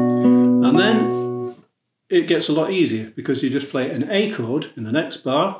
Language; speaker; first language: English; native; English